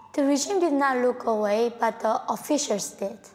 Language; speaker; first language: English; non-native, fluent; Korean